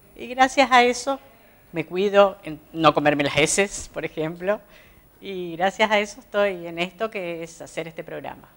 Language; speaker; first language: Spanish; native; Spanish